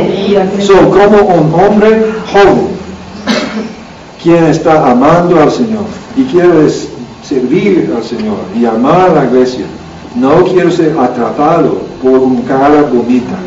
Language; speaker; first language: Spanish; non-native, learner; English